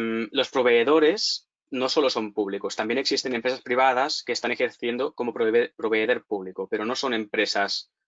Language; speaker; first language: Spanish; native; Spanish